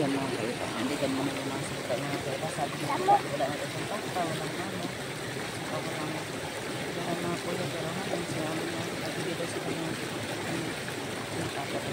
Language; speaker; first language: Filipino; non-native, local second language; Cebuano